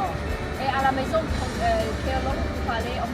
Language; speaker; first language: French; non-native, learner; Chinese